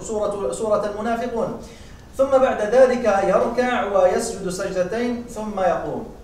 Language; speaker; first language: Arabic; native; Arabic